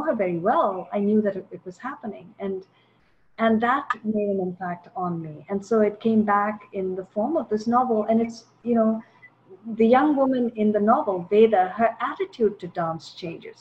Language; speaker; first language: English; non-native, local second language; Tamil